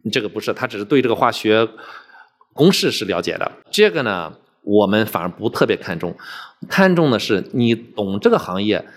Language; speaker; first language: Chinese; native; Chinese